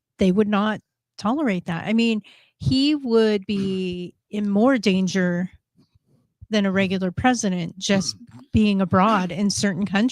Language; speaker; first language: English; native; English